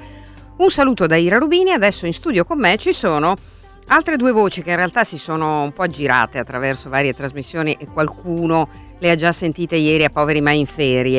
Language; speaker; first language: Italian; native; Italian